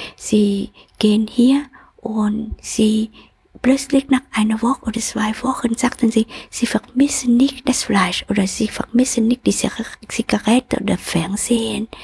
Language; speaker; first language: German; non-native, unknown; Vietnamese